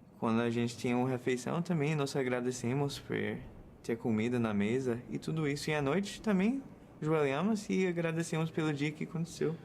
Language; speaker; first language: Portuguese; non-native, fluent; English